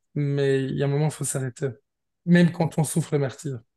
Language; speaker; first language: French; native; French